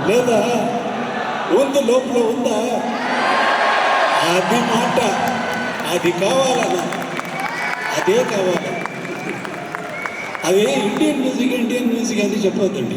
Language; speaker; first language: Telugu; non-native, fluent; Tamil